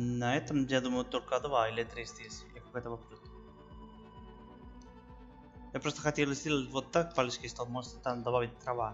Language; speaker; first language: Russian; non-native, learner; Spanish